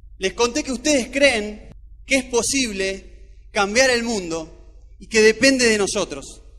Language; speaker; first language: Spanish; native; Spanish